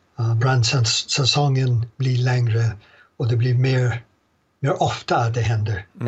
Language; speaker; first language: Swedish; non-native, fluent; English